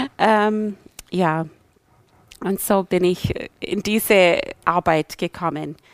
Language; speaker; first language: German; non-native, fluent; English